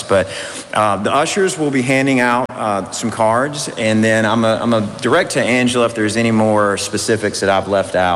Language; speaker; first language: English; native; English